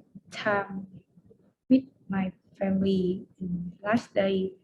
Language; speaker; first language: English; non-native, learner; Vietnamese